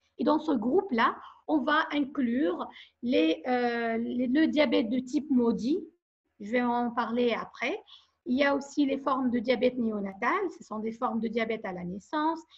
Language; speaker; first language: French; non-native, local second language; Arabic